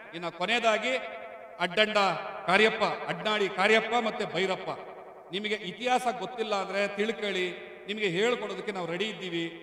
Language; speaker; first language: Kannada; native; Kannada